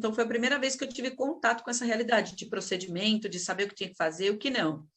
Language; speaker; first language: Portuguese; native; Portuguese